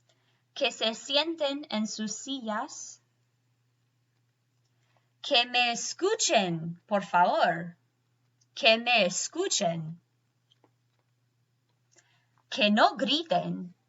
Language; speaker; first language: Spanish; non-native, fluent; English